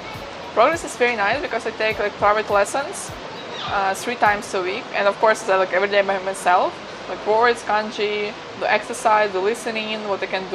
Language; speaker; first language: English; non-native, fluent; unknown